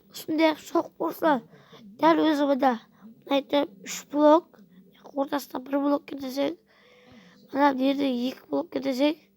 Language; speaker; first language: Uzbek; non-native, local second language; Kara-Kalpak